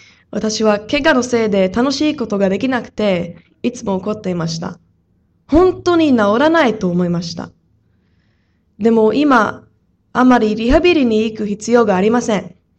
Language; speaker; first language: Japanese; non-native, fluent; English